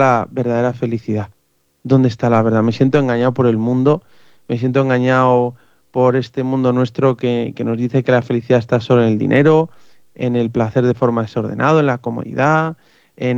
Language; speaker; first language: Spanish; native; Spanish